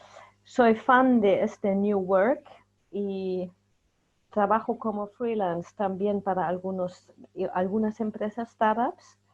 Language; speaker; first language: Spanish; non-native, fluent; German